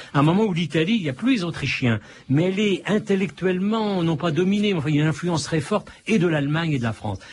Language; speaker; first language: French; early bilingual, other home language; Italian